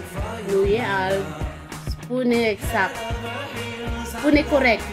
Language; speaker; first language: Romanian; non-native, learner; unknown